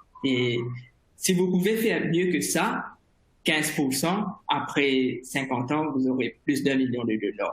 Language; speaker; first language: French; non-native, fluent; Morisyen